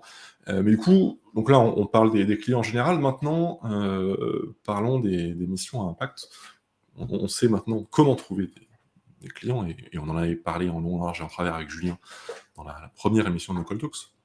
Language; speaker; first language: French; native; French